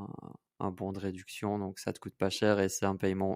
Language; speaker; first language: French; native; French